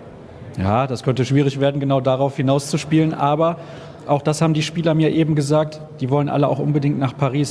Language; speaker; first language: German; native; German